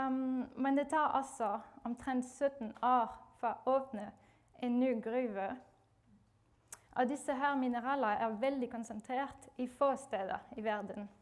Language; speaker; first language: Norwegian; non-native, fluent; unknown